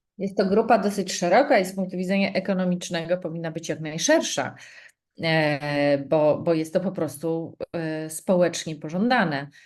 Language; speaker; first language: Polish; native; Polish